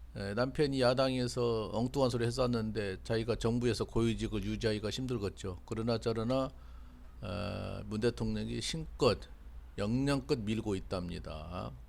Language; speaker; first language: Korean; native; Korean